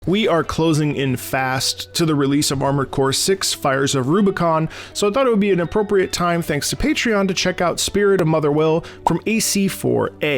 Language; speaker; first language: English; native; English